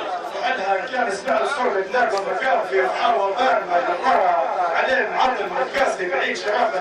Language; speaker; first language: Arabic; native; Arabic